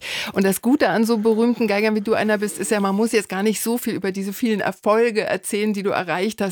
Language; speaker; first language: German; native; German